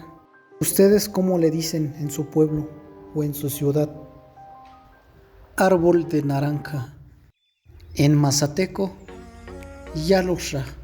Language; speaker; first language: Spanish; non-native, local second language; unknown